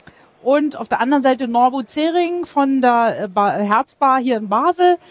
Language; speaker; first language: German; native; German